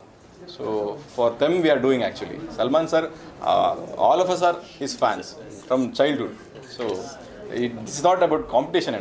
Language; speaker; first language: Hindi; non-native, learner; Kannada